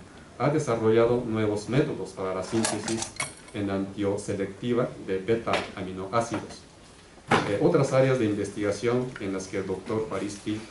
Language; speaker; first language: Spanish; native; Spanish